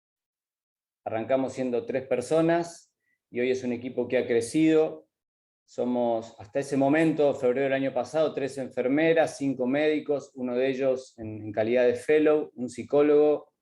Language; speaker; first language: Spanish; native; Spanish